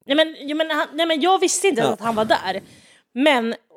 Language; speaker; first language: Swedish; native; Swedish